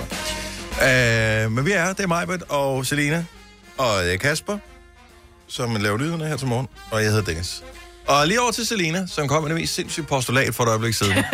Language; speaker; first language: Danish; native; Danish